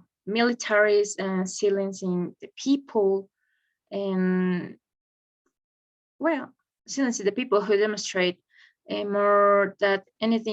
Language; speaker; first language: English; non-native, learner; Spanish